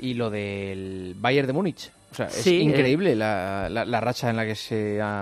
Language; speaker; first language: Spanish; native; Spanish